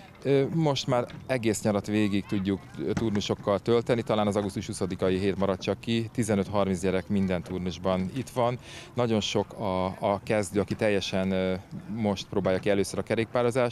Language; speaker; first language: Hungarian; native; Hungarian